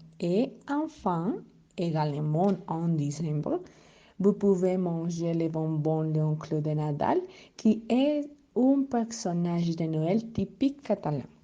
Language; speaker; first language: French; non-native, learner; Spanish